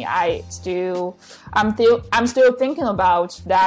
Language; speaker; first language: English; non-native, fluent; Chinese